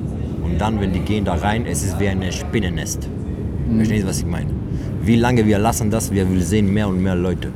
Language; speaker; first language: German; non-native, learner; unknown